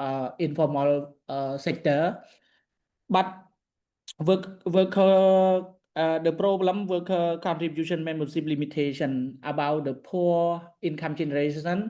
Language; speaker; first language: English; non-native, learner; Khmer